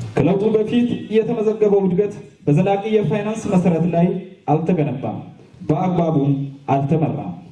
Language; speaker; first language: Amharic; non-native, local second language; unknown